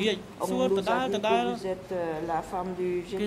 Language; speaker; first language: French; non-native, local second language; Khmer